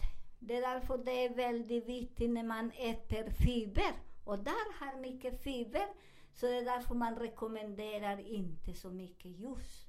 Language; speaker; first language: Swedish; non-native, learner; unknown